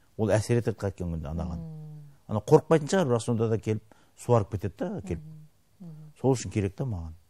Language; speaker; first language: Kazakh; native; Kazakh